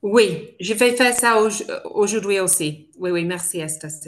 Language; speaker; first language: French; non-native, fluent; English